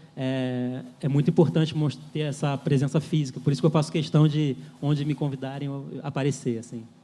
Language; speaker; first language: Portuguese; early bilingual, other home language; French